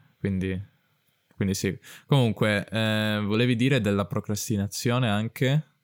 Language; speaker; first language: Italian; native; Italian